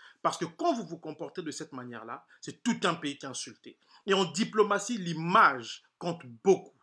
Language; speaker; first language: French; non-native, local second language; Lingala